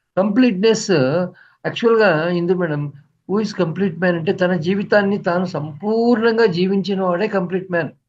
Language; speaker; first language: Telugu; native; Telugu